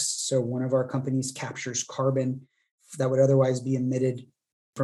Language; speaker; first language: English; native; English